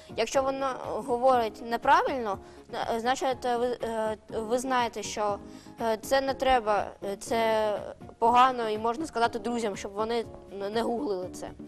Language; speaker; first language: Ukrainian; non-native, local second language; Russian